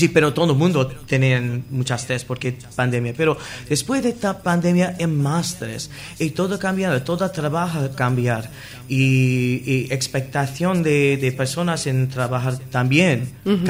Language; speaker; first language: Spanish; non-native, learner; English